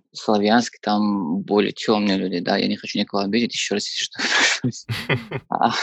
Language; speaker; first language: Russian; non-native, fluent; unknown